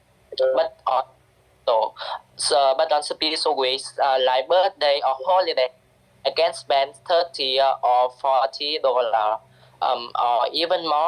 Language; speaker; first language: English; non-native, learner; Vietnamese